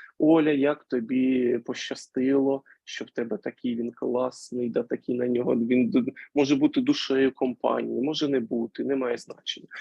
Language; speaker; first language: Ukrainian; non-native, local second language; Russian